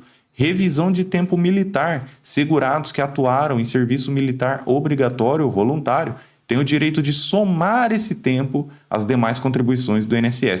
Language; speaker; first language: Portuguese; native; Portuguese